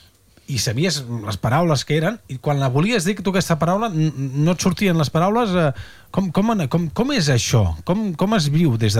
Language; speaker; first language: Catalan; native; Catalan